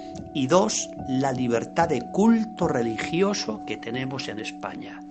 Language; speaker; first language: Spanish; native; Spanish